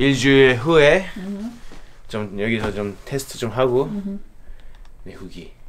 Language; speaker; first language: Korean; non-native, learner; English